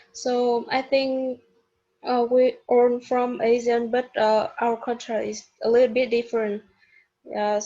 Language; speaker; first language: English; non-native, learner; Vietnamese